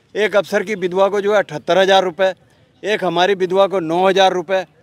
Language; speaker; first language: Hindi; native; Hindi